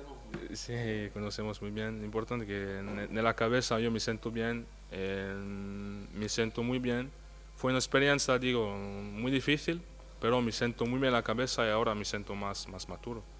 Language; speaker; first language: Spanish; non-native, fluent; French